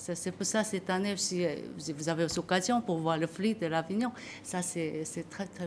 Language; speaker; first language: French; non-native, learner; Korean